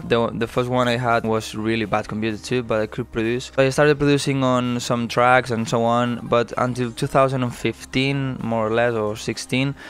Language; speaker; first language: English; non-native, fluent; Spanish